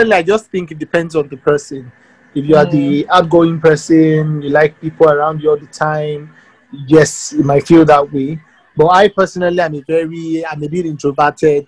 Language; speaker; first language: English; non-native, local second language; Yoruba